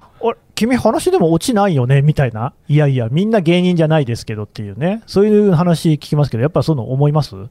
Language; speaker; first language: Japanese; native; Japanese